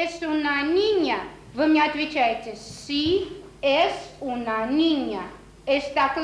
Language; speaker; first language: Spanish; non-native, fluent; Russian